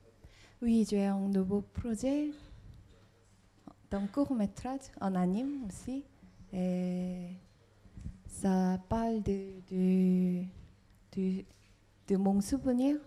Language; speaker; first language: French; non-native, fluent; Korean